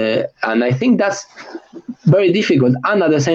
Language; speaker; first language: English; non-native, fluent; Spanish